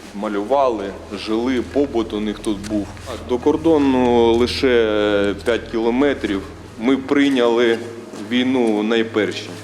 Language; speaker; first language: Ukrainian; native; Ukrainian